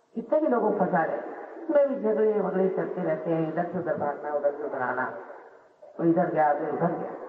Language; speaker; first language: Hindi; non-native, local second language; Marathi